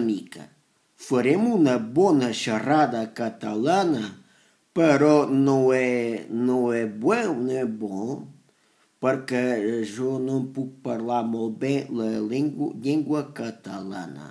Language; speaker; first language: Catalan; non-native, learner; Spanish